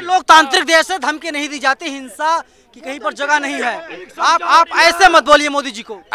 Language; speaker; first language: Hindi; native; Hindi